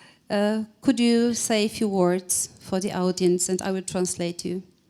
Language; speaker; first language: English; non-native, fluent; Polish